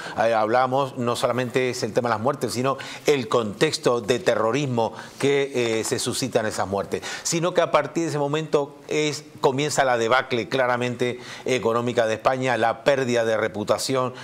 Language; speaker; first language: Spanish; native; Spanish